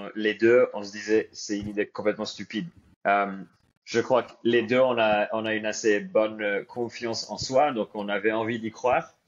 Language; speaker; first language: French; native; French